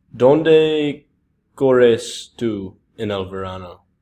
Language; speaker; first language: Spanish; non-native, learner; English